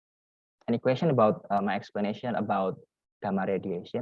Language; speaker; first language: English; non-native, learner; Indonesian